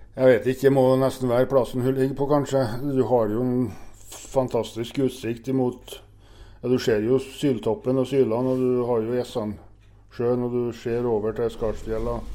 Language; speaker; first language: Norwegian; native; Norwegian